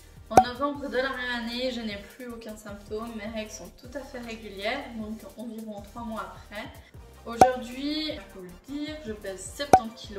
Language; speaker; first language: French; native; French